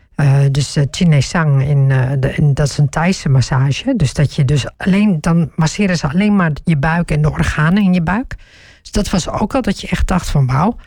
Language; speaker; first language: Dutch; early bilingual, other home language; Turkish